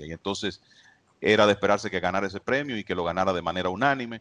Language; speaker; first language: Spanish; native; Spanish